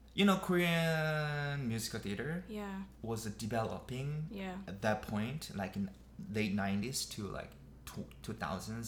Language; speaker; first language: English; non-native, fluent; Korean